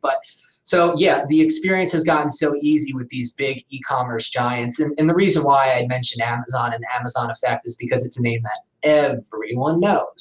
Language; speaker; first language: English; native; English